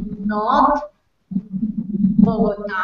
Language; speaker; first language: English; non-native, learner; Spanish